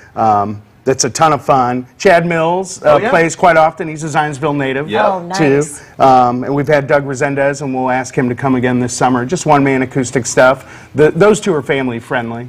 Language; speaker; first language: English; native; English